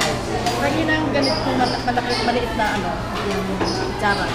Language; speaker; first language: Filipino; native; Filipino